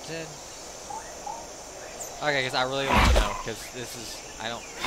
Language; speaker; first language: English; native; English